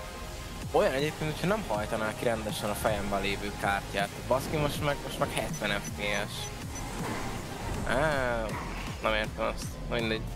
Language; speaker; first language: Hungarian; native; Hungarian